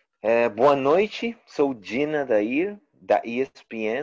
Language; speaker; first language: Portuguese; non-native, learner; Spanish